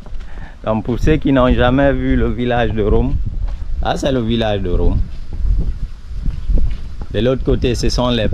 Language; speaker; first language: French; non-native, local second language; Susu